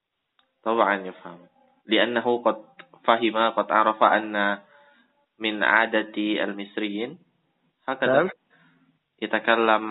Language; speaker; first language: Arabic; non-native, fluent; Indonesian